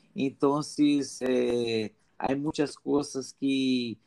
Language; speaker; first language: Spanish; non-native, learner; Portuguese